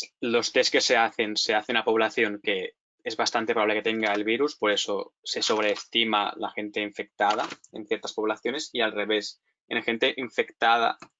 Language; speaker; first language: Spanish; native; Spanish